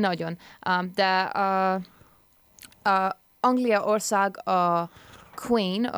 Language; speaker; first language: Hungarian; non-native, learner; English